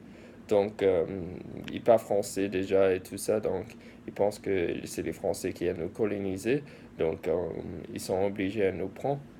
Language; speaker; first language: French; early bilingual, heritage; English